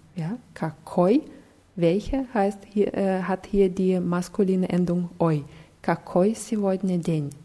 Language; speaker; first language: German; non-native, fluent; Russian